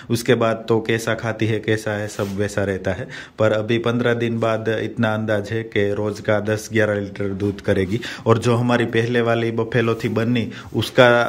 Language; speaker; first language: Hindi; non-native, local second language; Gujarati